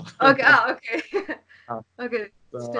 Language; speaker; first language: German; non-native, learner; Turkish